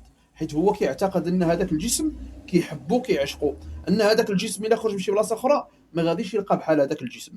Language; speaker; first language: Arabic; native; Arabic